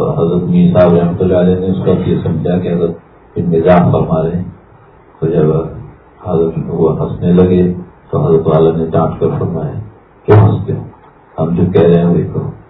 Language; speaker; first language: Urdu; native; Urdu